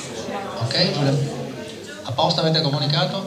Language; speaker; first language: Italian; native; Italian